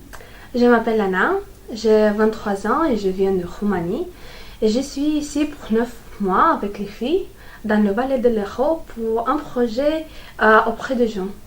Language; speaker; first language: French; non-native, fluent; Romanian